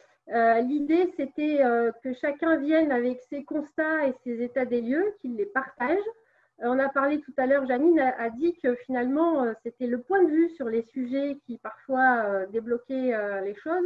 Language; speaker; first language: French; native; French